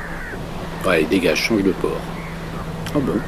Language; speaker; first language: French; native; French